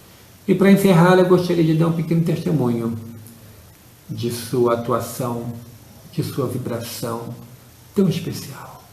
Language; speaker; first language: Portuguese; native; Portuguese